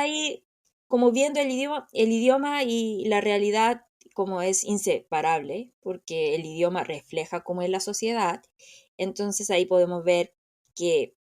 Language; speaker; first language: Spanish; non-native, fluent; Korean